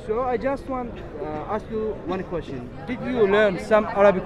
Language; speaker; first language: English; non-native, learner; Arabic